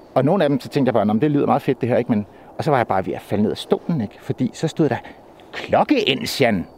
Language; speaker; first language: Danish; native; Danish